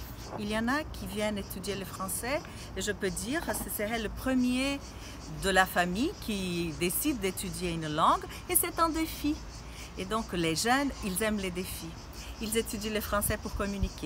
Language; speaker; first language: French; non-native, fluent; Portuguese